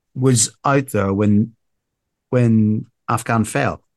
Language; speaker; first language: English; native; English